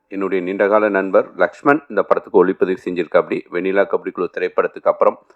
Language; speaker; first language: Tamil; native; Tamil